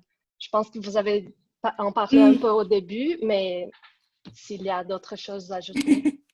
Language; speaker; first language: French; non-native, fluent; Portuguese